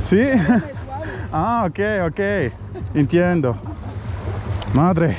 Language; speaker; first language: Spanish; non-native, learner; German